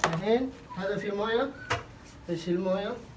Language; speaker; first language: Arabic; non-native, learner; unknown